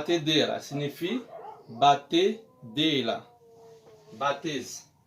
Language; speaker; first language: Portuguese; non-native, learner; Haitian Creole